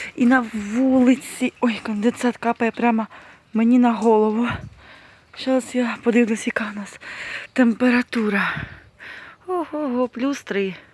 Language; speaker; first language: Ukrainian; non-native, local second language; Russian